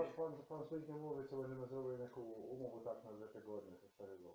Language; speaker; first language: Polish; non-native, learner; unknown